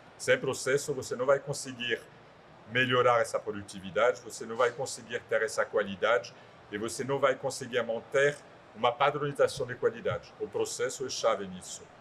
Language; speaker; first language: Portuguese; non-native, fluent; French